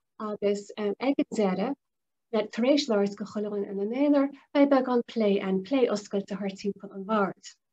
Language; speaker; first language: Irish; native; Irish